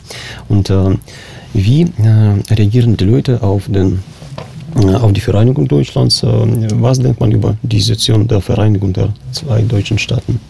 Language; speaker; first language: German; non-native, fluent; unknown